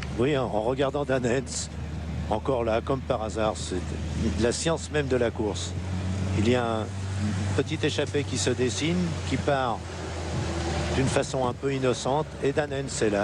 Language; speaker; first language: French; native; French